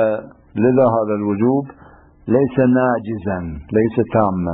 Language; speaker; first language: Arabic; native; Arabic